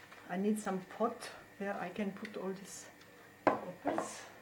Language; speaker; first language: English; non-native, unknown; German